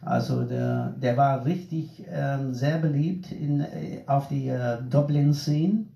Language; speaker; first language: German; non-native, fluent; English